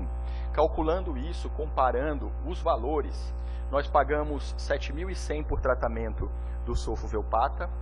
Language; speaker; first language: Portuguese; native; Portuguese